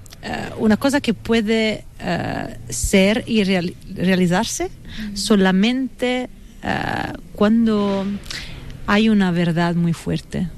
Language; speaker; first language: Spanish; non-native, fluent; Italian